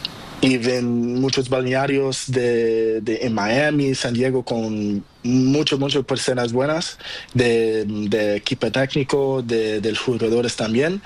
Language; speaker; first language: Spanish; non-native, learner; Portuguese